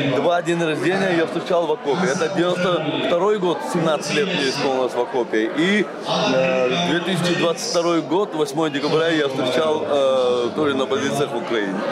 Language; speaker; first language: Russian; non-native, local second language; Georgian